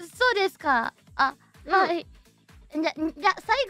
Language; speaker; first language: Japanese; non-native, fluent; Indonesian